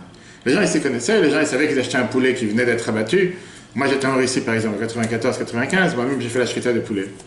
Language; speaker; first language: French; native; French